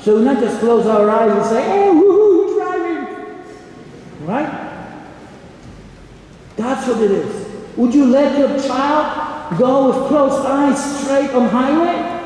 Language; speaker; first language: English; non-native, fluent; Polish